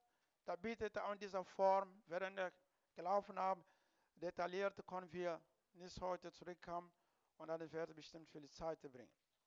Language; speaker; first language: German; non-native, learner; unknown